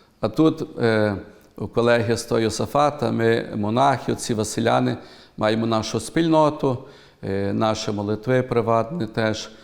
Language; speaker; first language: Ukrainian; early bilingual, heritage; Ukrainian